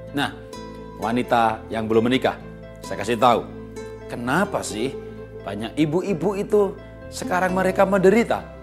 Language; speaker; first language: Indonesian; native; Indonesian